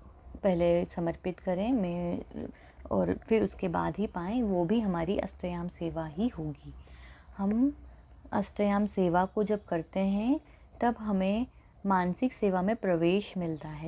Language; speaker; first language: Hindi; native; Hindi